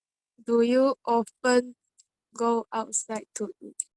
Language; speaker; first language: English; non-native, learner; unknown